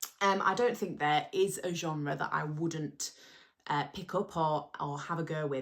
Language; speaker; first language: English; native; English